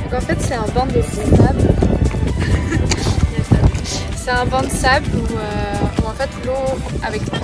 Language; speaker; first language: French; native; French